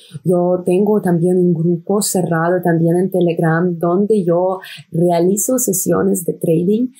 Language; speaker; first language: Spanish; non-native, fluent; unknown